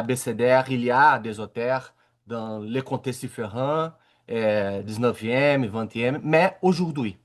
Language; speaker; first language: French; non-native, learner; Portuguese